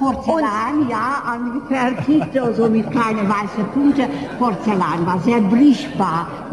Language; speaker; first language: German; non-native, fluent; Hungarian